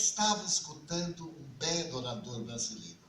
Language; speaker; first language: Portuguese; native; Portuguese